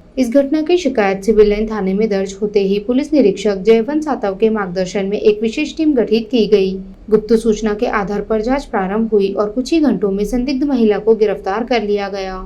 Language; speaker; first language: Hindi; non-native, local second language; Marathi